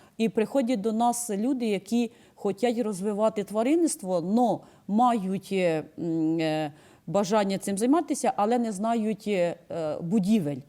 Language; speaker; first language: Ukrainian; native; Ukrainian